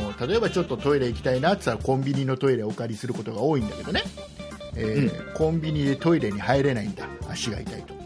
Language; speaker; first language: Japanese; native; Japanese